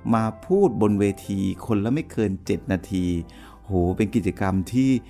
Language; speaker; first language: Thai; native; Thai